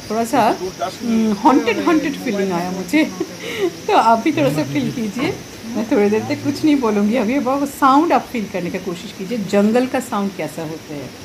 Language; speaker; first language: Hindi; non-native, local second language; Bangla